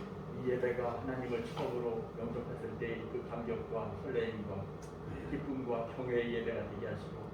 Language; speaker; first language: Korean; native; Korean